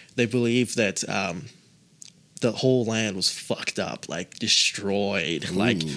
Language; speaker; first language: English; native; English